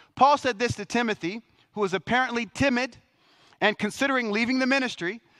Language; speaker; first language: English; native; English